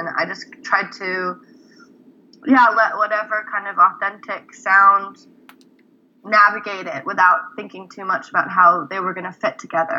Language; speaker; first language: English; native; English